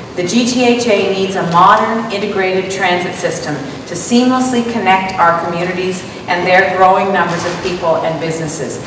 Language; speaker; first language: English; native; English